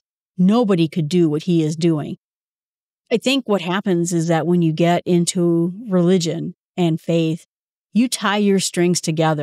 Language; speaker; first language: English; native; English